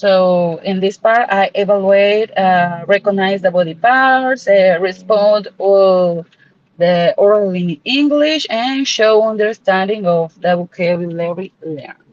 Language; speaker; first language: English; non-native, learner; Spanish